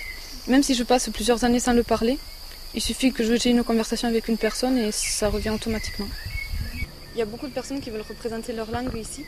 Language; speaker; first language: French; native; French